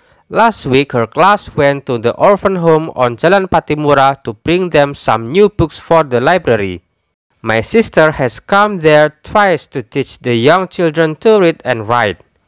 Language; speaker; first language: English; non-native, fluent; Indonesian